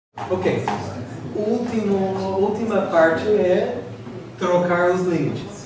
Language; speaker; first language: Portuguese; non-native, fluent; English